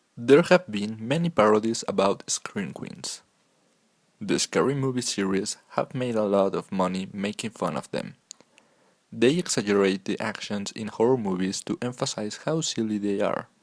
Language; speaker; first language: English; non-native, fluent; Spanish